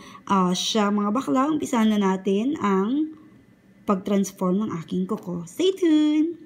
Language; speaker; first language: Filipino; native; Filipino